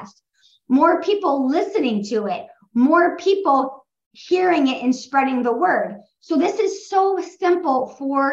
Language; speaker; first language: English; native; English